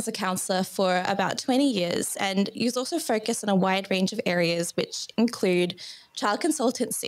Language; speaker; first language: English; native; English